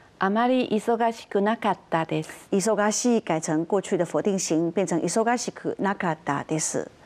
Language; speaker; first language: Japanese; non-native, fluent; Chinese